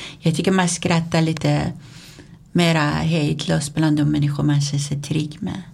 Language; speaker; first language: Swedish; non-native, fluent; Persian